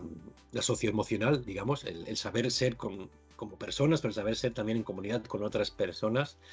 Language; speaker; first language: Spanish; native; Spanish